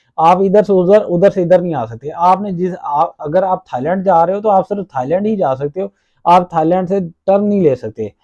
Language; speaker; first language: Urdu; non-native, local second language; Punjabi